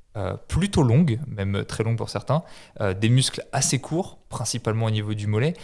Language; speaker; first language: French; native; French